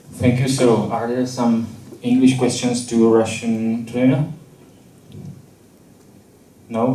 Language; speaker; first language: English; non-native, learner; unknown